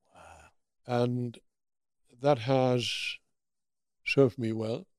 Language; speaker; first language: English; early bilingual, other home language; German